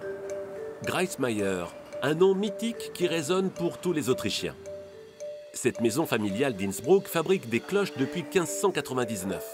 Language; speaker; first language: French; native; French